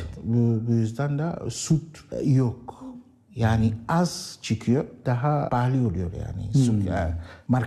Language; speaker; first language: Turkish; non-native, learner; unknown